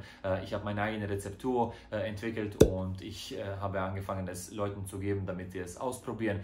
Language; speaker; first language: German; non-native, fluent; Croatian